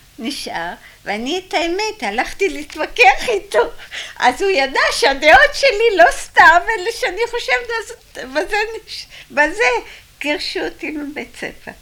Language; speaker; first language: Hebrew; early bilingual, other home language; German